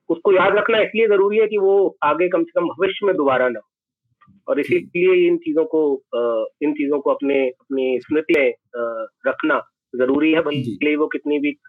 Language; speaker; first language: Hindi; native; Hindi